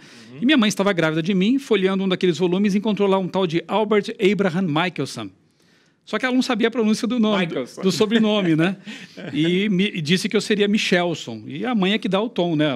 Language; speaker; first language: Portuguese; native; Portuguese